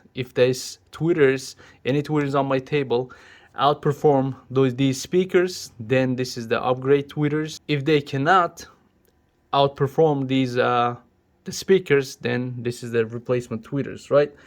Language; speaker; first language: English; non-native, local second language; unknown